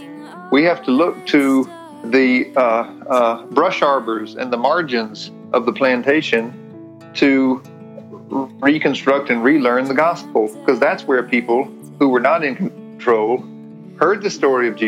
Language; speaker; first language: English; native; English